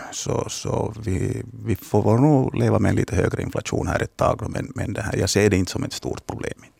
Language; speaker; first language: Swedish; native; Swedish